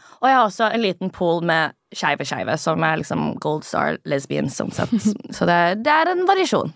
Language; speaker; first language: Norwegian; early bilingual, other home language; English